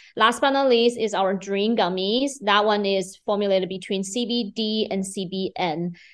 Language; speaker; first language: English; non-native, fluent; Chinese